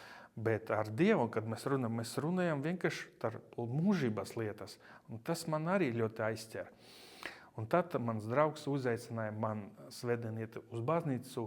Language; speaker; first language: Latvian; non-native, local second language; Russian